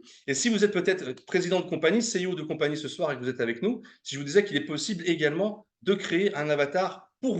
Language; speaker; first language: French; native; French